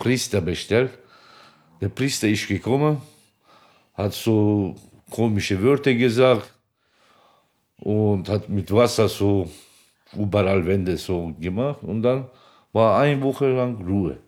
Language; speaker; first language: German; non-native, fluent; Turkish